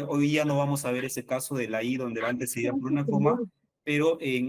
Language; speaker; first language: Spanish; native; Spanish